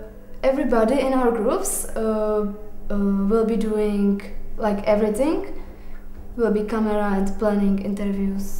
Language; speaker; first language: English; non-native, learner; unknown